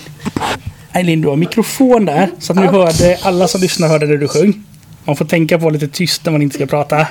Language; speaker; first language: Swedish; native; Swedish